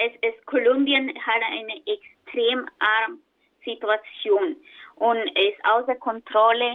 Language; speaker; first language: German; non-native, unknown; Spanish